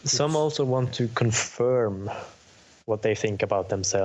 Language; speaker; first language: English; non-native, fluent; Norwegian